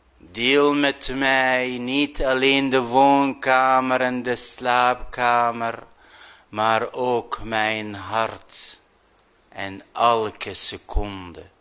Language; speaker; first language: Dutch; non-native, fluent; Arabic